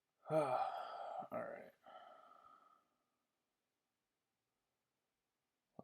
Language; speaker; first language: English; native; English